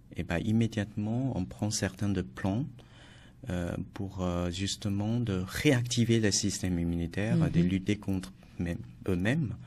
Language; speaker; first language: French; non-native, fluent; Chinese